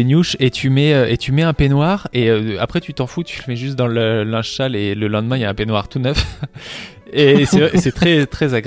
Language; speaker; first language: French; native; French